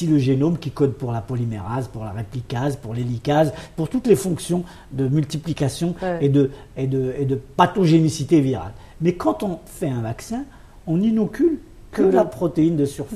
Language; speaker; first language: French; non-native, local second language; Arabic